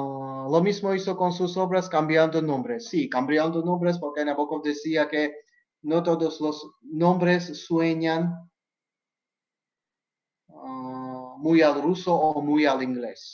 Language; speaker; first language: Spanish; non-native, fluent; Georgian